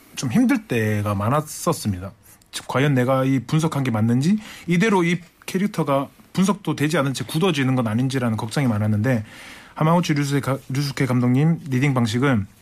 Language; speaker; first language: Korean; native; Korean